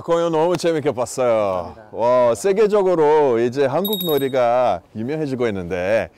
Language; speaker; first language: Korean; non-native, fluent; Portuguese